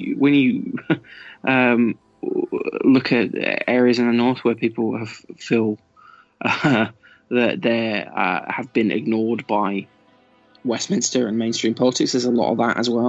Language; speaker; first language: English; native; English